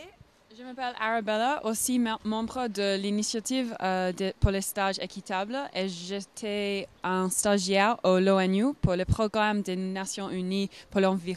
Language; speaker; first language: French; non-native, fluent; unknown